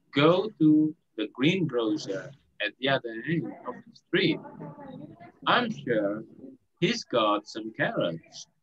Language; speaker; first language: English; non-native, fluent; Indonesian